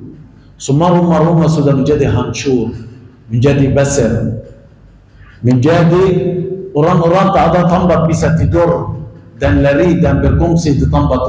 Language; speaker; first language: Indonesian; non-native, fluent; Arabic